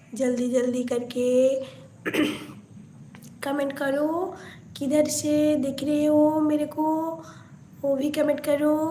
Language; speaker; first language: Hindi; non-native, local second language; Bangla